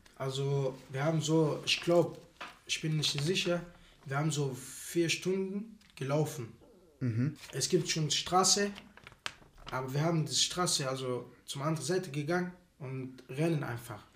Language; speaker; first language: German; non-native, learner; Arabic